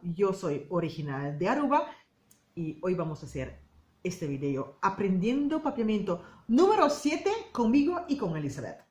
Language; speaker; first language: Spanish; non-native, fluent; Papiamento